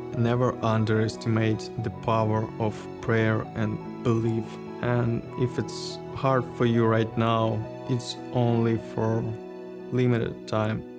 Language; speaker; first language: English; non-native, learner; Ukrainian